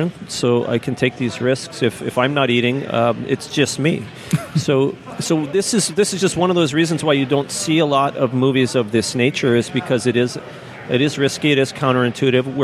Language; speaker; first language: English; native; English